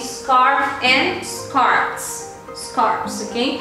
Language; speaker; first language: English; non-native, fluent; Spanish